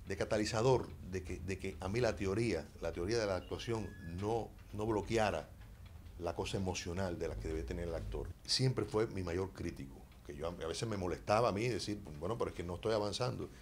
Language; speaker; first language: Spanish; native; Spanish